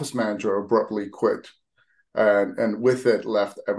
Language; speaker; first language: English; early bilingual, other home language; Armenian